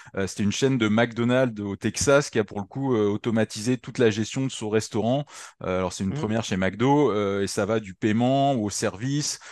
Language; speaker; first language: French; native; French